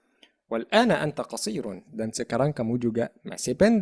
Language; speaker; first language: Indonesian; non-native, fluent; Arabic